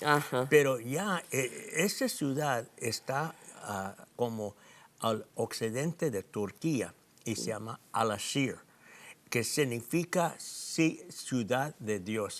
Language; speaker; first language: Spanish; non-native, fluent; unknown